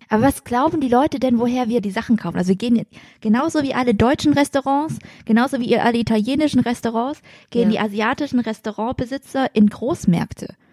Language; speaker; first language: German; early bilingual, other home language; Vietnamese